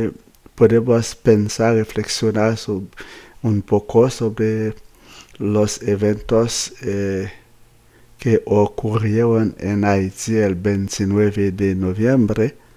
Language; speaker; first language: Spanish; non-native, fluent; Haitian Creole